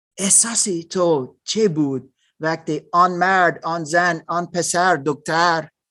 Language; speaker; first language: Persian; non-native, learner; German